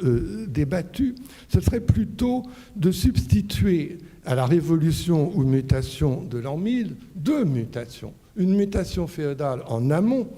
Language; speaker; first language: French; native; French